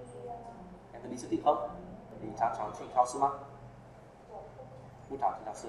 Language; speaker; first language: Chinese; non-native, fluent; Vietnamese